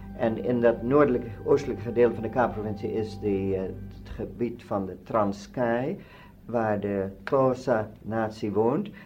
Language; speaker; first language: Dutch; native; Dutch